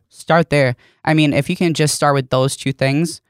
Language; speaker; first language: English; non-native, fluent; Swedish